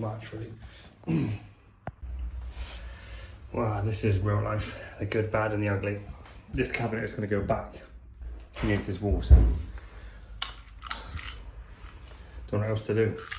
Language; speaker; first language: English; native; English